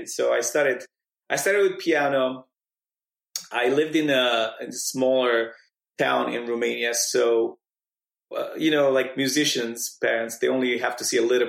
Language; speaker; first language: English; non-native, fluent; Romanian